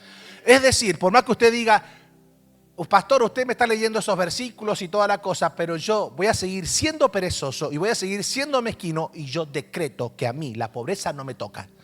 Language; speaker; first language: Spanish; native; Spanish